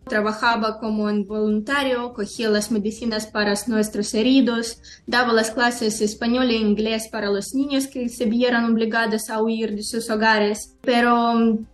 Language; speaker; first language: Spanish; non-native, learner; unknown